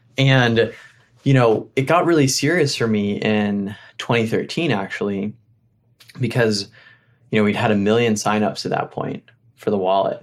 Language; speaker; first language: English; native; English